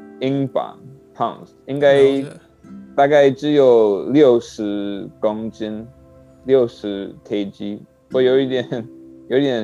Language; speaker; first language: Chinese; non-native, learner; English